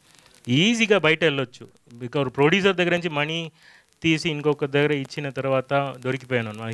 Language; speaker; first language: Telugu; non-native, fluent; Tamil